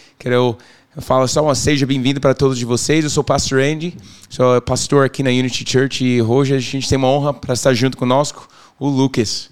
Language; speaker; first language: Portuguese; non-native, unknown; English